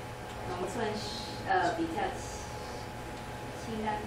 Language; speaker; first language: Chinese; non-native, learner; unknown